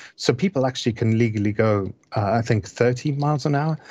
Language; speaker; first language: English; native; English